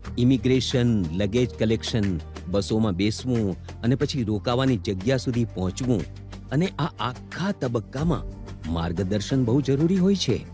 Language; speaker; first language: Gujarati; native; Gujarati